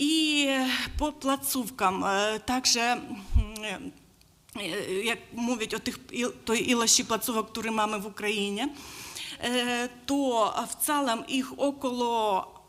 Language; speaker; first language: Polish; non-native, learner; Ukrainian